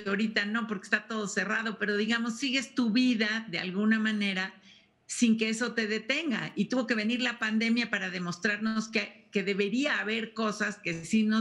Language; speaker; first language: Spanish; native; Spanish